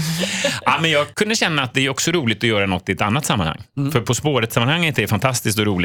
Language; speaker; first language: Swedish; native; Swedish